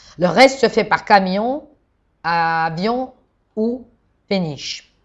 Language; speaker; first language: French; non-native, fluent; Georgian